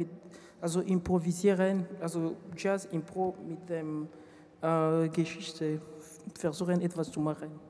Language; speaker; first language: German; non-native, learner; French